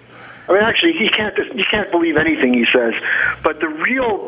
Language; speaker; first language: English; native; English